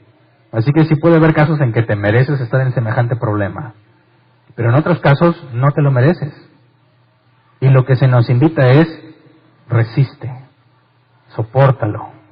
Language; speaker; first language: Spanish; native; Spanish